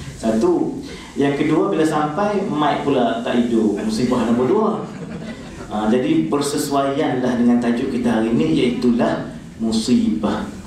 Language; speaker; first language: Malay; native; Malay